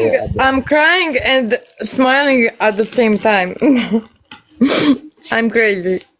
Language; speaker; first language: English; non-native, learner; Bosnian